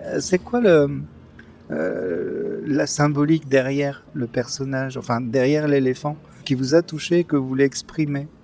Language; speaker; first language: French; native; French